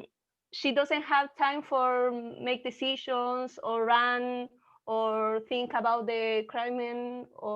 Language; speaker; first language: English; non-native, learner; Spanish